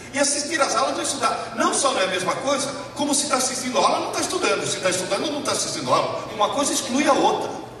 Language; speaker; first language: Portuguese; early bilingual, other home language; Italian